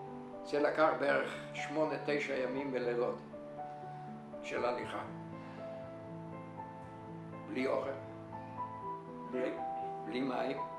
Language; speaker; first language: Hebrew; non-native, fluent; Yiddish